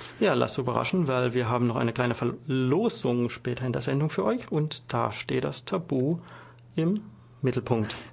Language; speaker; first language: German; native; German